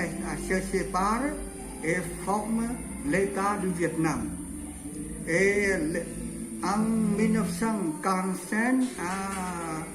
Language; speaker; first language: French; non-native, learner; Vietnamese